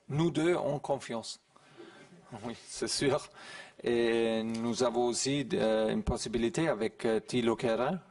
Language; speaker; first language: French; non-native, learner; German